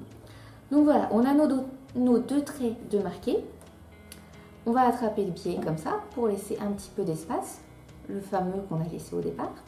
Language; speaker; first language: French; native; French